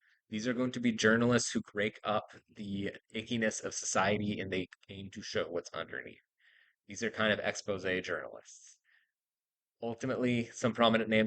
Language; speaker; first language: English; native; English